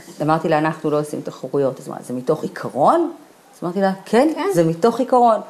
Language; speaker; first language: Hebrew; native; Hebrew